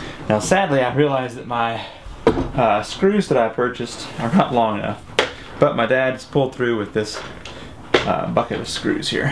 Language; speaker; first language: English; native; English